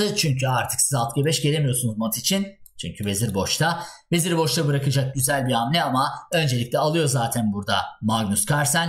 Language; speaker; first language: Turkish; native; Turkish